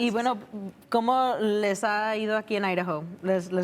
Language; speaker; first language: Spanish; native; Spanish